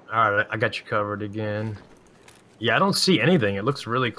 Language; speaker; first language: English; native; English